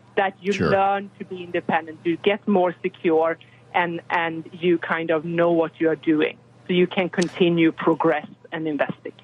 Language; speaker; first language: English; non-native, fluent; Swedish